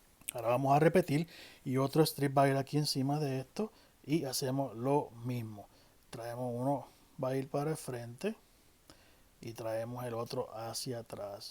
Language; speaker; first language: Spanish; native; Spanish